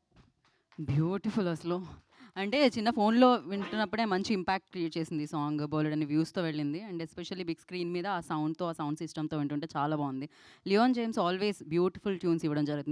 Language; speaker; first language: Telugu; native; Telugu